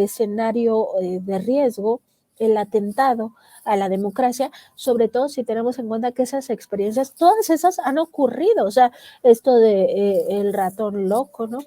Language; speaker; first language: Spanish; native; Spanish